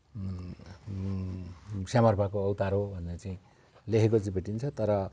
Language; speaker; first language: Nepali; native; Nepali